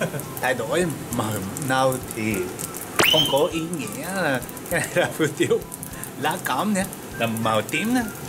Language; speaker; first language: Vietnamese; non-native, learner; Japanese